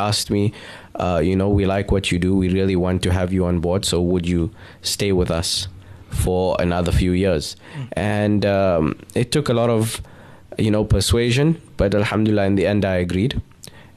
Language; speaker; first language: English; native; English